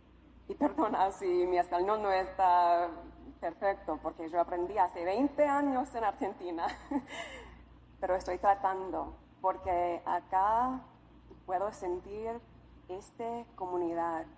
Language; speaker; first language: Spanish; non-native, fluent; English